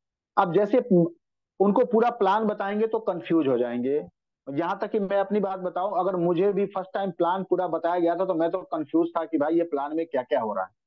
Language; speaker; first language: Hindi; native; Hindi